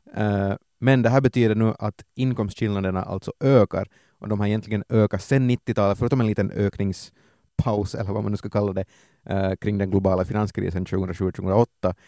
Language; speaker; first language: Swedish; native; Swedish